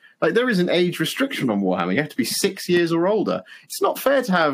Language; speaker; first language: English; native; English